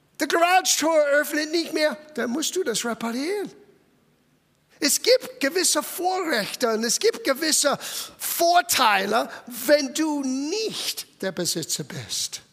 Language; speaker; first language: German; non-native, fluent; English